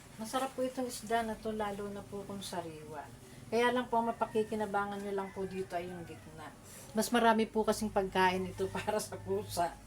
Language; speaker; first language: Filipino; native; Filipino